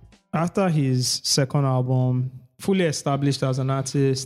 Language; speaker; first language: English; non-native, local second language; Yoruba